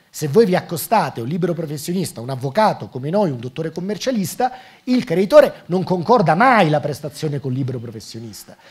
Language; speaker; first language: Italian; native; Italian